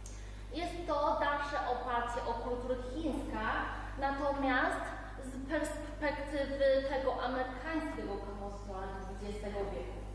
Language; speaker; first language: Polish; non-native, learner; Chinese